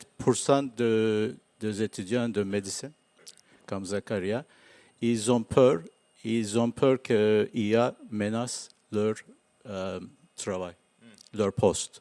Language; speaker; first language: French; non-native, learner; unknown